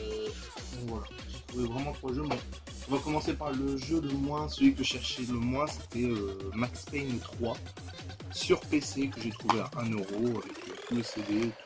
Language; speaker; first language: French; native; French